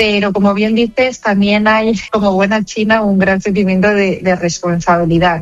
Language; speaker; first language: Spanish; native; Spanish